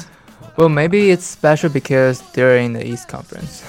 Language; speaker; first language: English; non-native, fluent; Chinese